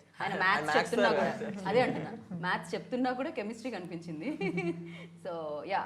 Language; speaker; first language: Telugu; native; Telugu